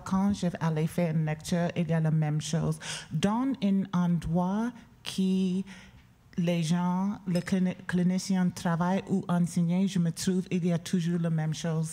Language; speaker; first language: French; non-native, learner; English